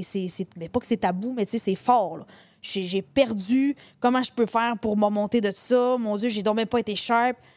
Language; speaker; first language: French; native; French